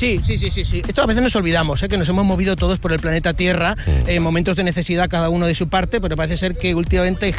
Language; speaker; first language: Spanish; native; Spanish